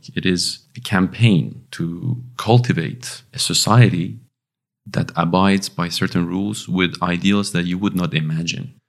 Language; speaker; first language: English; non-native, fluent; Persian